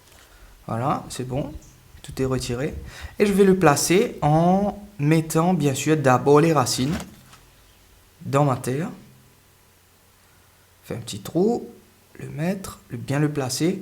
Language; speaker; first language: French; native; French